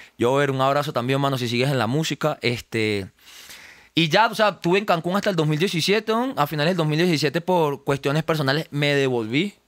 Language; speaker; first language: Spanish; native; Spanish